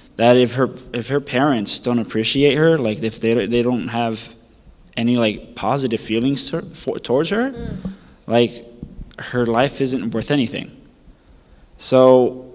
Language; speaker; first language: English; early bilingual, other home language; Spanish